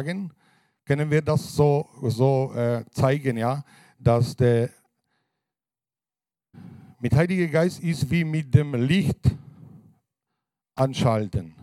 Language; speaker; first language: German; non-native, fluent; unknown